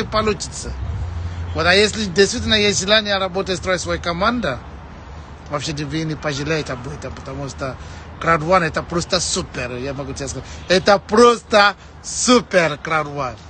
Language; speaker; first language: Russian; non-native, fluent; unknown